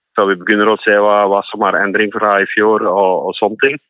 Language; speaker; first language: Norwegian; non-native, fluent; Dutch